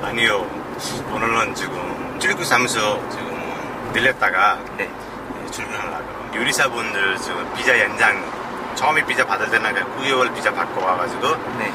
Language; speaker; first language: Korean; non-native, fluent; Nepali